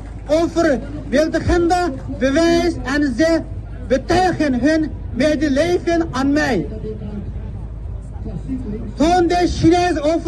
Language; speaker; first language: Dutch; non-native, fluent; Uyghur